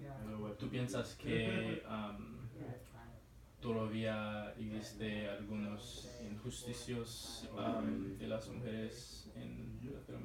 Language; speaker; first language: Spanish; non-native, learner; English